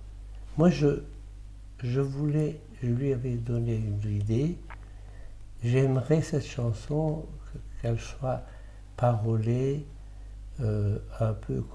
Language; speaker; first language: French; early bilingual, other home language; Italian